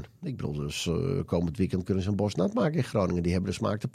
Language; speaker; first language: Dutch; native; Dutch